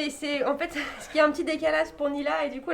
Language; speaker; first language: French; native; French